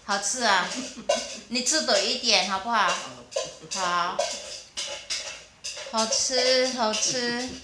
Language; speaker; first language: Chinese; non-native, learner; Cebuano